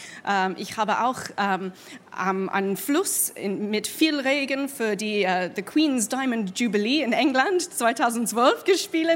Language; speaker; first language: German; non-native, learner; English